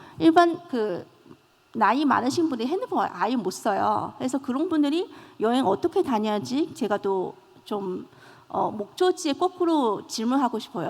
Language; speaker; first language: Korean; non-native, fluent; Chinese